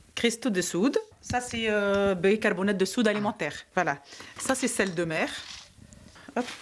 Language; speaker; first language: French; non-native, local second language; Arabic